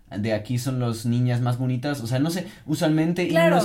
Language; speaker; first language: Spanish; non-native, fluent; German